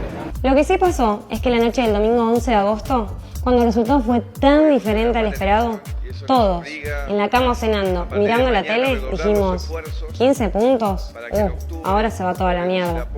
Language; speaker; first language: Spanish; native; Spanish